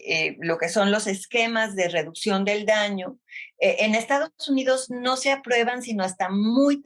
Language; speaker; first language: Spanish; native; Spanish